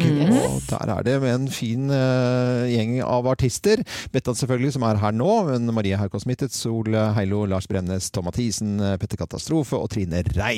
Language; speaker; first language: Norwegian; native; Norwegian